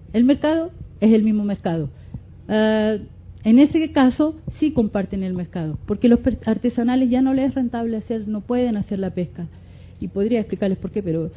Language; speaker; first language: Spanish; native; Spanish